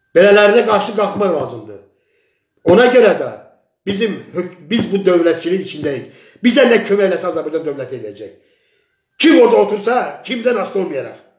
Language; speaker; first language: Azerbaijani; non-native, local second language; Talysh